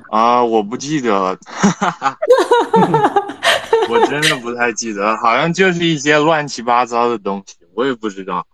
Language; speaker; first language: Chinese; native; Chinese